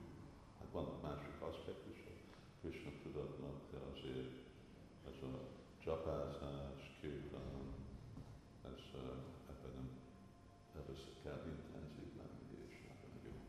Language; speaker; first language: Hungarian; non-native, fluent; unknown